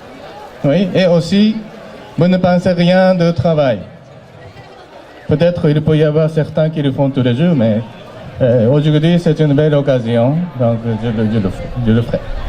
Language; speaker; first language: French; non-native, fluent; Japanese